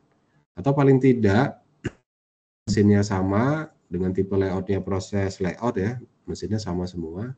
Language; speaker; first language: Indonesian; native; Indonesian